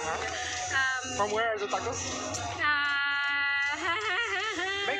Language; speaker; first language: English; non-native, learner; French